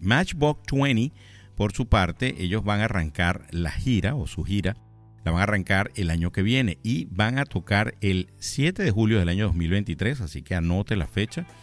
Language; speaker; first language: Spanish; native; Spanish